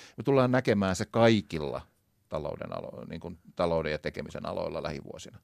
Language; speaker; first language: Finnish; native; Finnish